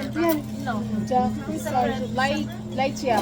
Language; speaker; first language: Filipino; non-native, local second language; Cebuano